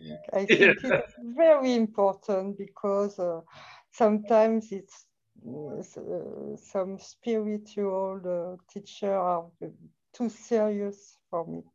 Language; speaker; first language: English; non-native, fluent; French